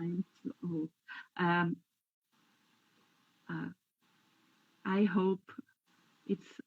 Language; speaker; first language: English; non-native, learner; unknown